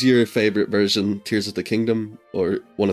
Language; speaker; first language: English; native; English